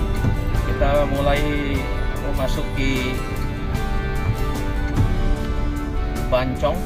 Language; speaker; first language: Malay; non-native, local second language; Sundanese